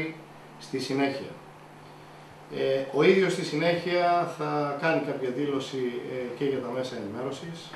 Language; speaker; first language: Greek; native; Greek